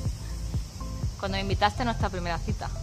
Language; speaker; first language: Spanish; native; Spanish